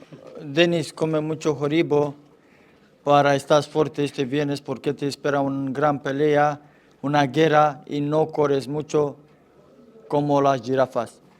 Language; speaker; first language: Spanish; non-native, learner; Romanian